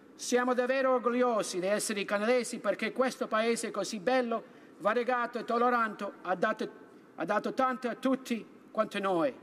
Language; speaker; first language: Italian; early bilingual, heritage; Italian